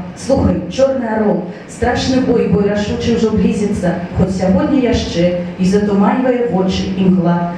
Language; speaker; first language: Belarusian; native; Belarusian